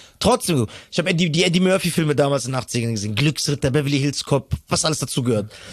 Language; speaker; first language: German; early bilingual, other home language; Arabic